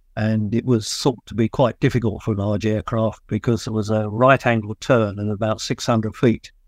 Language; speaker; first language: English; native; English